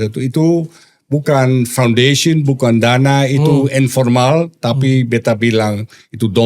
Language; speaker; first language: Indonesian; non-native, learner; Dutch